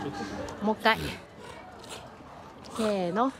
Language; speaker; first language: Japanese; native; Japanese